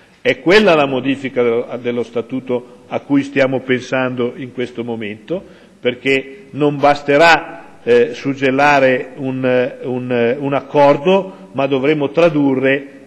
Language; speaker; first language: Italian; native; Italian